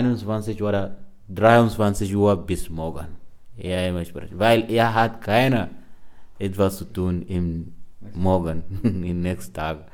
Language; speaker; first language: German; non-native, learner; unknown